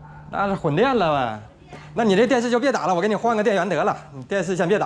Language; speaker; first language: Chinese; native; Chinese